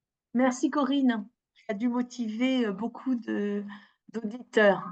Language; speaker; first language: French; native; French